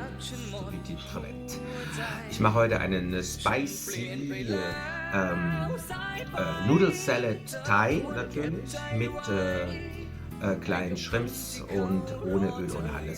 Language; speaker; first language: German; non-native, fluent; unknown